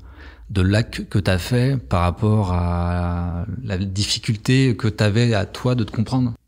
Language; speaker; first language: French; native; French